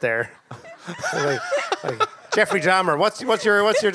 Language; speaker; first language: English; native; English